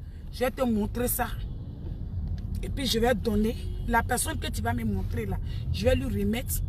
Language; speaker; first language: French; non-native, local second language; Dyula